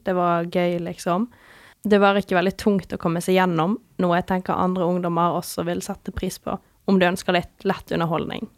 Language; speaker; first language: Norwegian; native; Norwegian